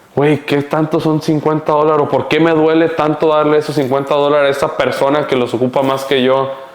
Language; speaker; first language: Spanish; early bilingual, heritage; Spanish